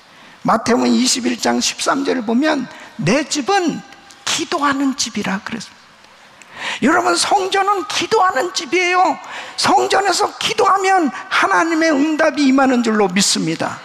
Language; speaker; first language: Korean; native; Korean